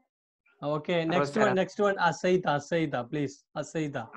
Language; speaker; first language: English; non-native, local second language; Hindi